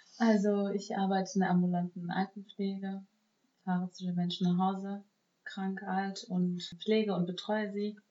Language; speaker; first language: German; native; German